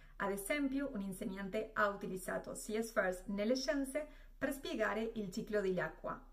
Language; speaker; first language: Italian; non-native, fluent; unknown